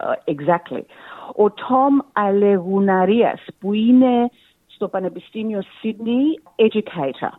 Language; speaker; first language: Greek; early bilingual, heritage; Greek